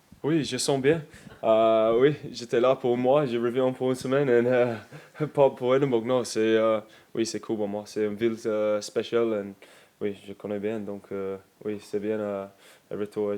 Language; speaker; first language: French; non-native, learner; English